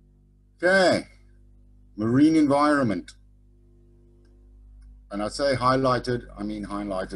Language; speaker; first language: English; native; English